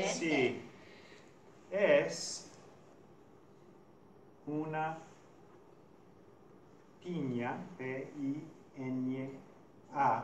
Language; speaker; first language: Spanish; non-native, fluent; English